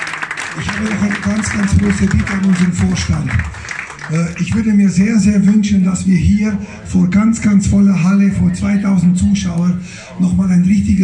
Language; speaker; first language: German; native; German